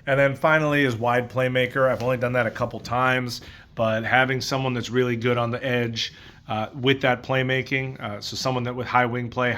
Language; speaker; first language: English; native; English